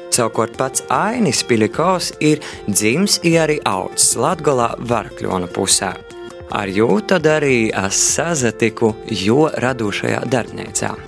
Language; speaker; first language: Latvian; native; Latvian